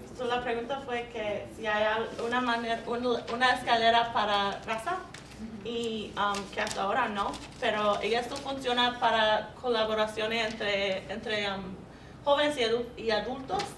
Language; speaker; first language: Spanish; non-native, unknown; English